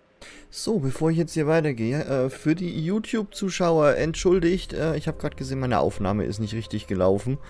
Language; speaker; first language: German; native; German